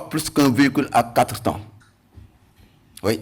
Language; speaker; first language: French; non-native, local second language; Wolof